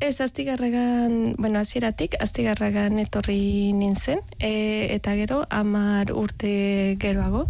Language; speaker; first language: Basque; non-native, learner; Spanish